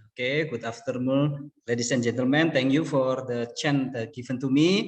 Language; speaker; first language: English; non-native, learner; Indonesian